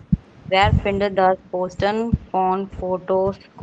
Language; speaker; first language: German; non-native, learner; Hindi